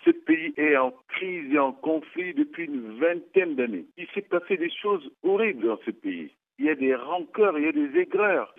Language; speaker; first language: French; non-native, local second language; Sango